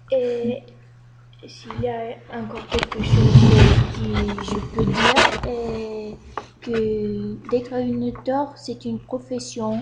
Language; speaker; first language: French; non-native, learner; Bulgarian